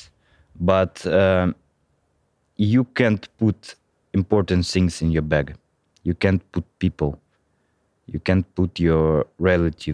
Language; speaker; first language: English; non-native, fluent; Russian